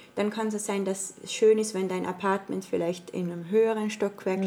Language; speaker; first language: German; native; German